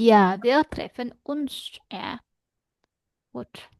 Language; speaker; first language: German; non-native, fluent; Indonesian